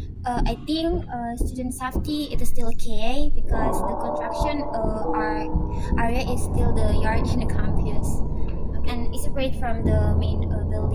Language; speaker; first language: English; non-native, learner; Indonesian